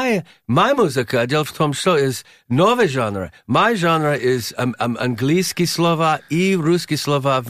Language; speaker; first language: Russian; non-native, learner; English